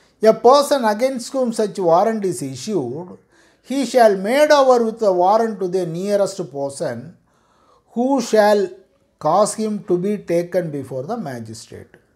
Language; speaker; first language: English; non-native, local second language; Tamil